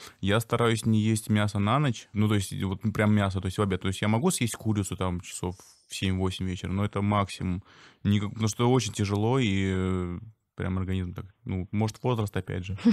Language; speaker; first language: Russian; native; Russian